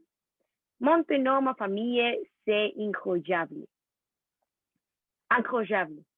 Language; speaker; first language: French; non-native, learner; Spanish